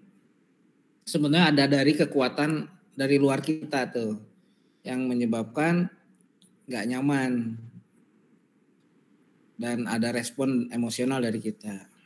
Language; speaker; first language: Indonesian; native; Indonesian